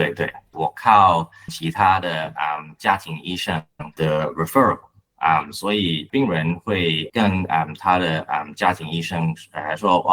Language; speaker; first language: Chinese; non-native, learner; Cantonese